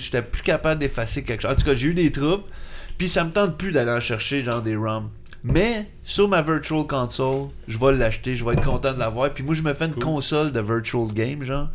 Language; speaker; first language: French; native; French